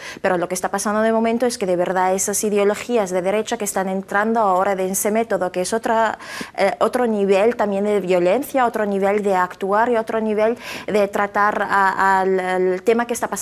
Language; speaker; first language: Spanish; non-native, fluent; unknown